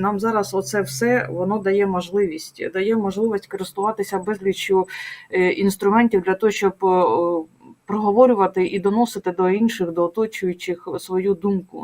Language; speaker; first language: Ukrainian; native; Ukrainian